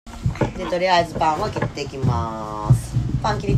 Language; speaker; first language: Japanese; native; Japanese